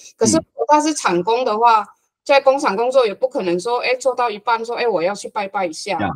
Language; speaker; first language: Chinese; non-native, fluent; Hakka Chinese